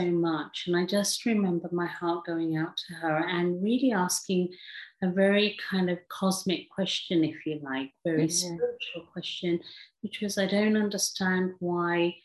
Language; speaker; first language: English; early bilingual, other home language; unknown